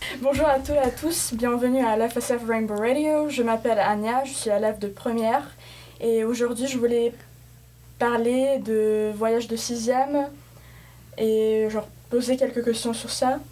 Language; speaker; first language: French; non-native, fluent; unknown